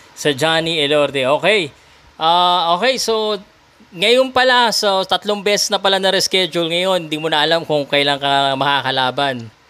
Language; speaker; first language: Filipino; native; Filipino